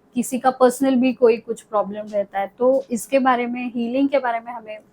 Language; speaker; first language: Hindi; non-native, local second language; Marathi